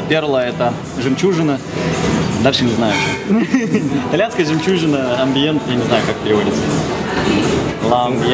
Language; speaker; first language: Russian; native; Russian